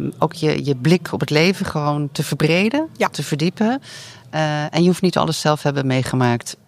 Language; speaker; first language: Dutch; native; Dutch